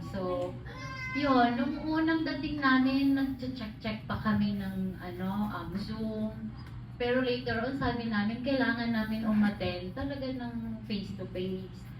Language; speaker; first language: Filipino; non-native, local second language; Cebuano